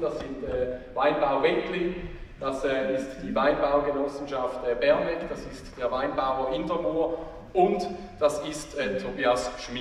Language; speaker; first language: German; native; German